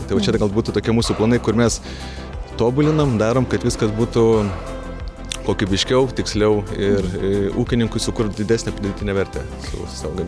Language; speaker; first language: Lithuanian; native; Lithuanian